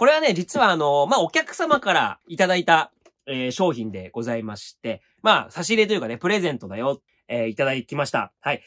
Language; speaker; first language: Japanese; native; Japanese